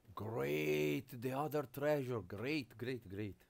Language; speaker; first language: English; non-native, learner; Italian